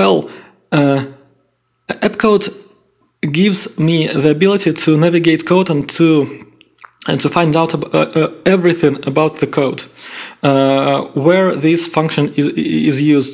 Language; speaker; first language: English; non-native, fluent; Russian